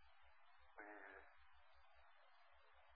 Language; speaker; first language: English; non-native, learner; Korean